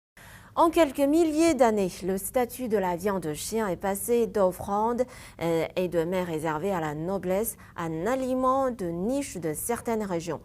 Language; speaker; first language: French; non-native, fluent; Chinese